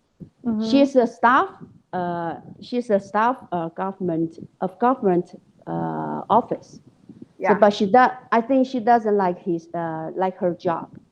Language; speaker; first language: English; non-native, learner; Chinese